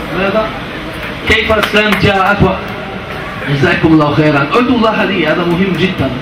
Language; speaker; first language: Arabic; non-native, fluent; German